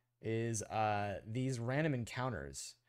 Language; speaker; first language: English; native; English